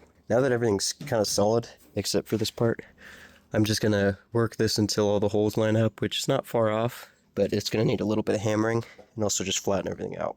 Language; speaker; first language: English; native; English